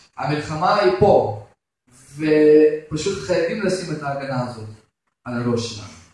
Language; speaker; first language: Hebrew; non-native, fluent; Russian